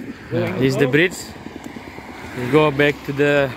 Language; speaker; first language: English; non-native, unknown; Indonesian